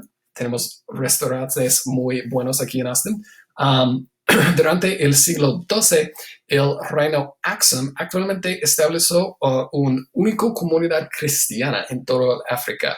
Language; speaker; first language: Spanish; non-native, fluent; English